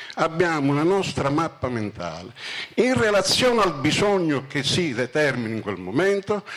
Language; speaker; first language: Italian; native; Italian